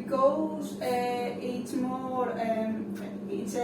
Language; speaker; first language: English; non-native, learner; Greek